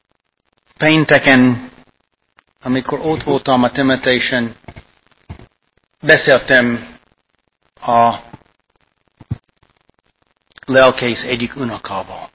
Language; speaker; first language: Hungarian; non-native, fluent; English